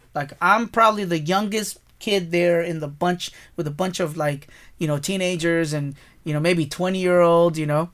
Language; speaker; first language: English; early bilingual, other home language; Spanish